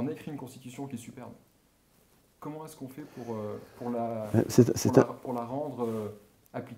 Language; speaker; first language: French; native; French